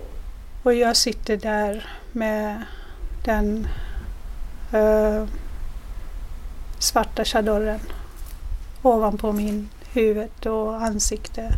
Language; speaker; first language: Swedish; non-native, fluent; Persian